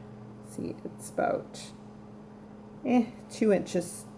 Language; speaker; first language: English; native; English